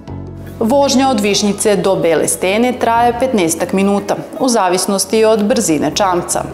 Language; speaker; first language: Serbian; native; Serbian